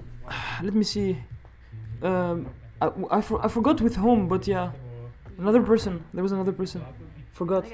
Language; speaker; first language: English; non-native, fluent; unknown